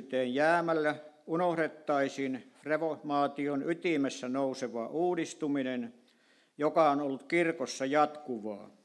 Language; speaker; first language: Finnish; native; Finnish